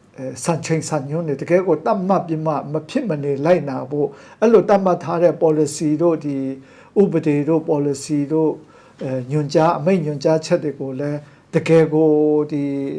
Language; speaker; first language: Burmese; non-native, local second language; Kachin